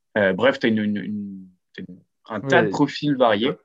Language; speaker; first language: French; native; French